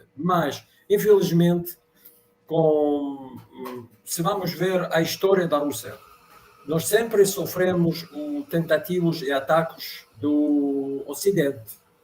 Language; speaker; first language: Portuguese; non-native, fluent; Russian